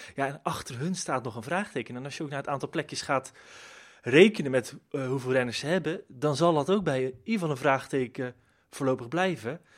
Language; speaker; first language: Dutch; native; Dutch